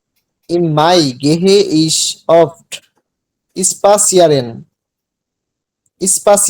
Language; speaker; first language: German; non-native, learner; Bangla